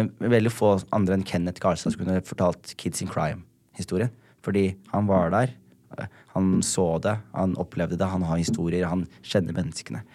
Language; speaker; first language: Norwegian; early bilingual, other home language; Somali